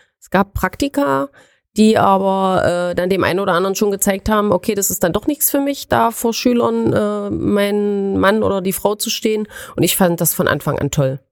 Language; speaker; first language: German; native; German